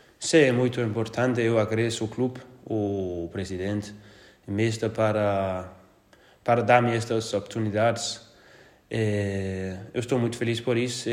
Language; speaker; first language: Portuguese; non-native, learner; Danish